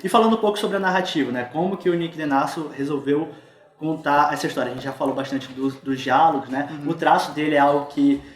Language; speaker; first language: Portuguese; native; Portuguese